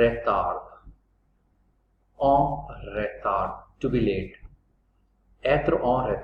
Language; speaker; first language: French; non-native, fluent; Hindi